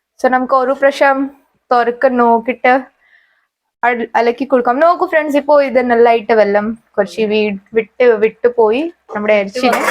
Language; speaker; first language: Malayalam; non-native, local second language; Hindi